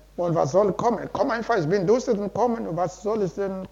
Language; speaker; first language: German; non-native, learner; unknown